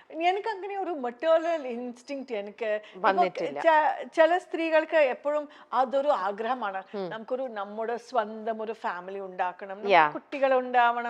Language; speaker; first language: Malayalam; non-native, fluent; Kannada